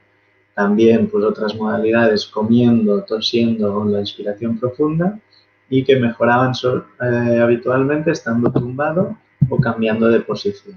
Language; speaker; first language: Spanish; native; Spanish